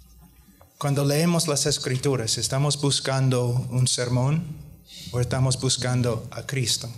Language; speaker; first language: Spanish; non-native, fluent; English